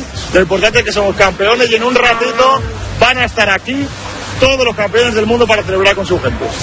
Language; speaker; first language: Spanish; native; Spanish